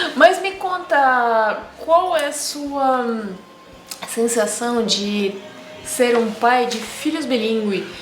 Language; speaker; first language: Portuguese; non-native, fluent; Russian